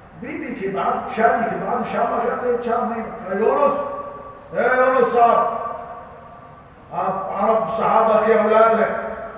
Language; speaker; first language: Urdu; non-native, learner; Arabic